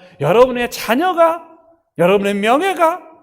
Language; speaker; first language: Korean; native; Korean